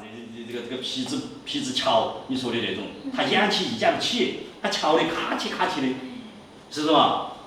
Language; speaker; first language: Chinese; native; Chinese